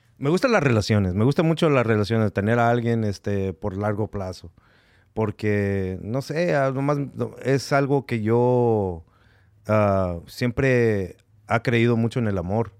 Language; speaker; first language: Spanish; early bilingual, heritage; Spanish